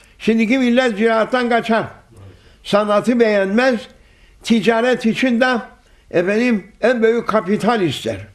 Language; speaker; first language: Turkish; native; Turkish